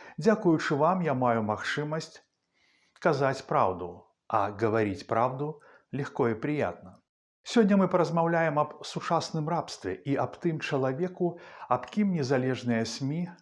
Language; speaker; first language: Belarusian; non-native, local second language; Russian